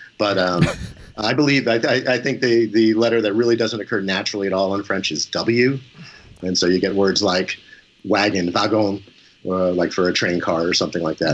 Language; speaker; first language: English; native; English